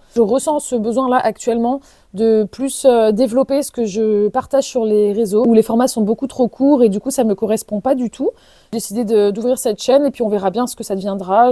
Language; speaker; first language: French; native; French